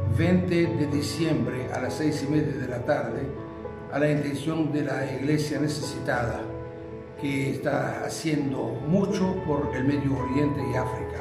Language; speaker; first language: Spanish; non-native, fluent; Arabic